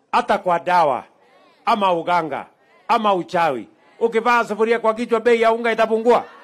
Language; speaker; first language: Swahili; non-native, local second language; Kalenjin